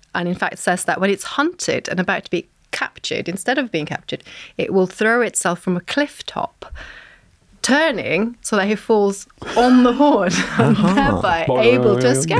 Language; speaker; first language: English; non-native, fluent; Norwegian